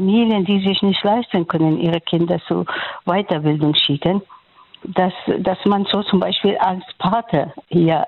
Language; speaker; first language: German; non-native, learner; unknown